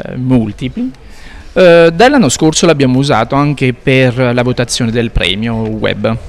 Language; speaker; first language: Italian; non-native, fluent; French